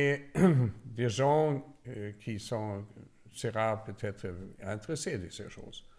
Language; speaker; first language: French; non-native, learner; Swedish